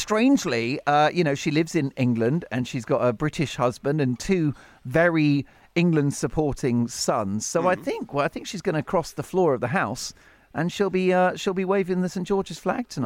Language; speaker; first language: English; native; English